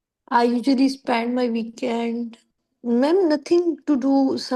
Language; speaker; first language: English; non-native, learner; Urdu